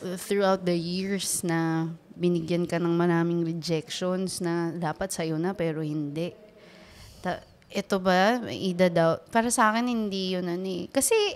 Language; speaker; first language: Filipino; native; Filipino